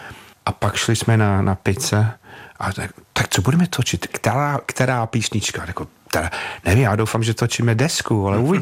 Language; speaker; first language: Czech; non-native, fluent; English